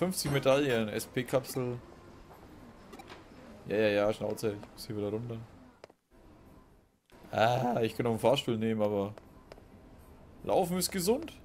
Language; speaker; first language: German; native; German